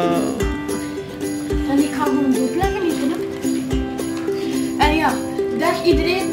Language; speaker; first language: Dutch; early bilingual, other home language; Urdu